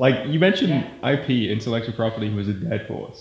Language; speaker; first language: English; native; English